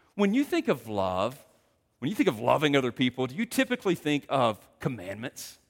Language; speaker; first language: English; native; English